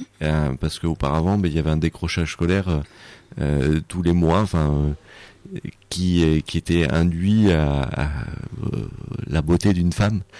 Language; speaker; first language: French; native; French